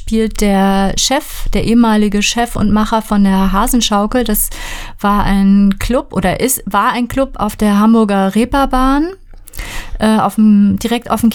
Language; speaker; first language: German; native; German